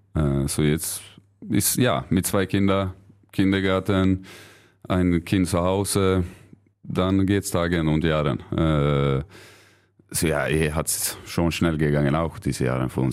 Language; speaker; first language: German; non-native, learner; Swedish